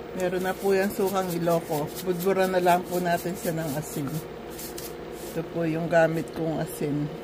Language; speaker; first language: Filipino; native; Filipino